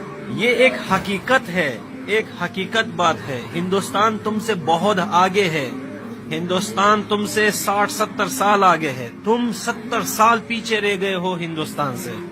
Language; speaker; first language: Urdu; non-native, fluent; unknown